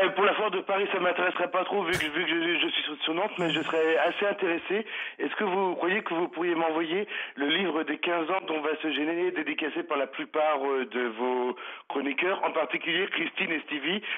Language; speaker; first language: French; native; French